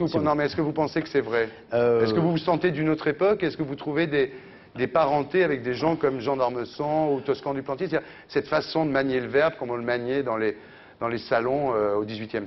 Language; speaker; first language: French; native; French